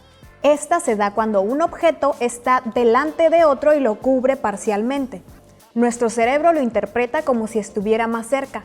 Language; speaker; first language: Spanish; native; Spanish